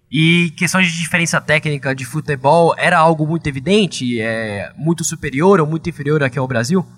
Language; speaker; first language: Portuguese; native; Portuguese